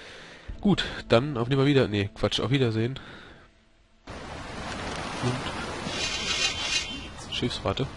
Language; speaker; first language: German; native; German